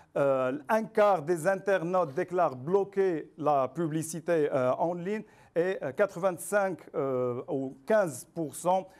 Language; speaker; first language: French; non-native, local second language; Arabic